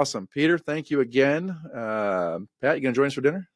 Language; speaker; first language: English; native; English